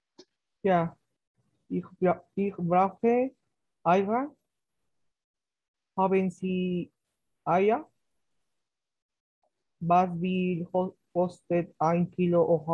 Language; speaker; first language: German; non-native, learner; Spanish